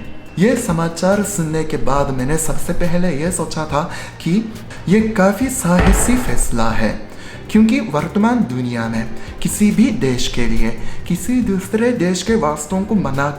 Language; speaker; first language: Hindi; non-native, fluent; Japanese